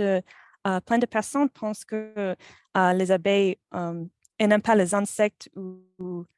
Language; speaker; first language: French; non-native, fluent; English